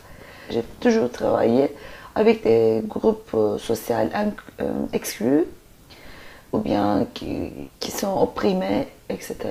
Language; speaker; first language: French; non-native, fluent; Turkish